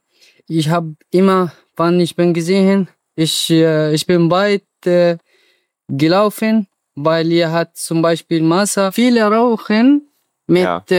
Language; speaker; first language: German; non-native, learner; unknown